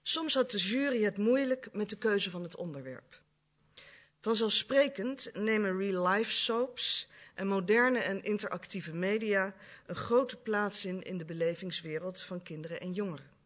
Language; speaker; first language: Dutch; native; Dutch